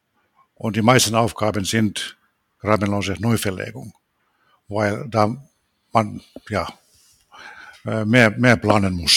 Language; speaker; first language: German; non-native, fluent; Finnish